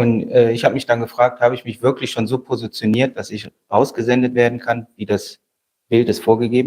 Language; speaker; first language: German; native; German